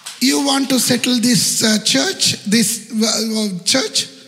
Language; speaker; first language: English; non-native, local second language; Malayalam